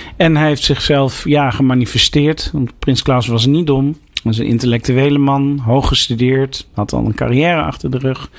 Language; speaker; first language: Dutch; native; Dutch